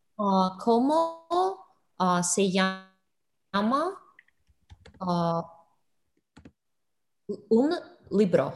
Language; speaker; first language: Spanish; non-native, learner; English